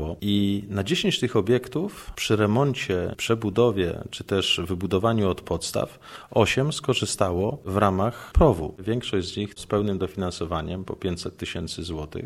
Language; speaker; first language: Polish; native; Polish